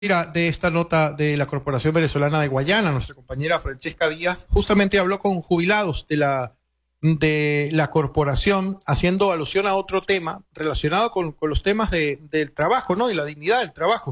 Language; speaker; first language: Spanish; native; Spanish